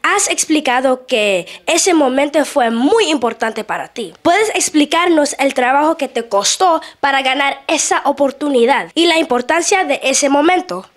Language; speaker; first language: Spanish; early bilingual, heritage; Spanish